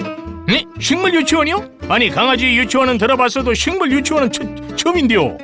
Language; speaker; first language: Korean; native; Korean